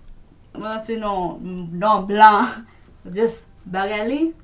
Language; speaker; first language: Haitian Creole; early bilingual, heritage; Haitian Creole